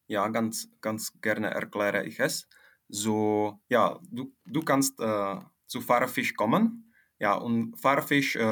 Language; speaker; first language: German; non-native, fluent; Czech